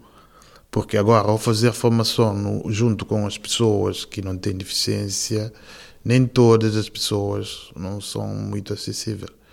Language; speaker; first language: Portuguese; non-native, local second language; Kabuverdianu